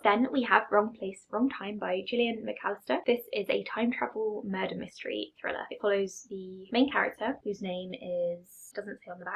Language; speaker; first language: English; native; English